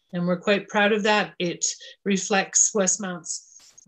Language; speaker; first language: English; native; English